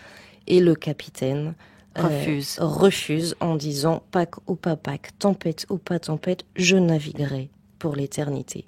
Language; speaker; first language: French; native; French